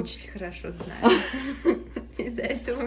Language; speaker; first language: Russian; early bilingual, heritage; Russian